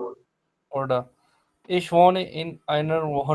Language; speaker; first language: German; non-native, learner; Urdu